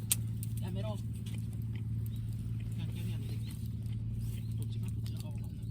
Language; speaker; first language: Japanese; native; Japanese